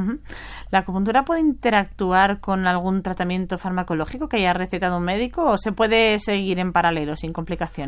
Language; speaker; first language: Spanish; native; Spanish